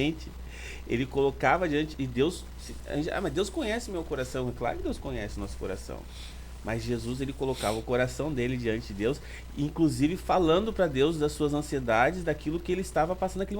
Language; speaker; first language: Portuguese; native; Portuguese